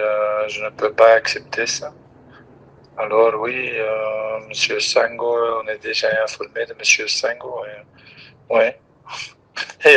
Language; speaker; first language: French; non-native, local second language; Dutch